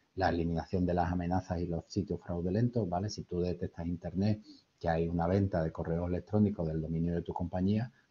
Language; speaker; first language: Spanish; native; Spanish